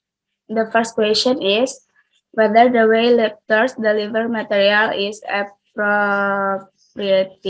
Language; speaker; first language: English; non-native, learner; Indonesian